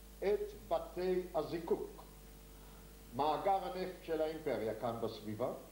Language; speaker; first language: Hebrew; native; Hebrew